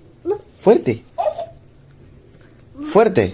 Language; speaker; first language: Spanish; native; Spanish